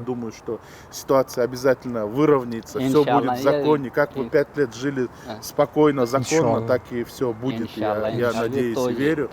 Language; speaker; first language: Russian; non-native, local second language; Kyrgyz